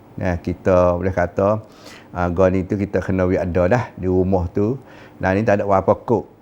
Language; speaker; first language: Malay; native; Malay